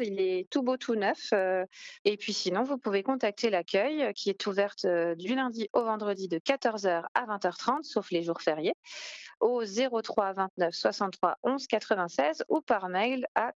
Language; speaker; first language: French; native; French